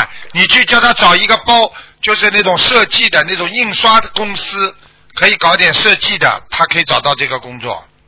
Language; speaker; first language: Chinese; native; Chinese